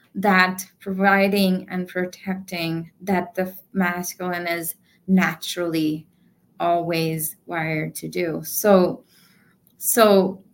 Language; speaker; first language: English; non-native, local second language; Gujarati